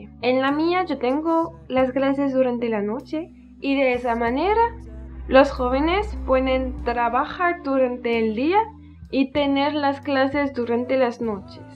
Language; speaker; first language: Spanish; non-native, learner; French